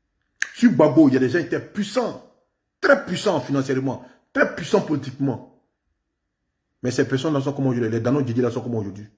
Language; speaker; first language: French; native; French